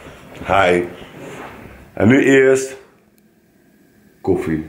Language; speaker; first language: Dutch; native; Dutch